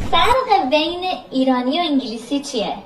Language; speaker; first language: Persian; non-native, fluent; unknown